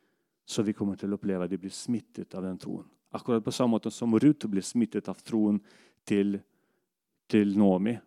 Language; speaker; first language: Norwegian; non-native, fluent; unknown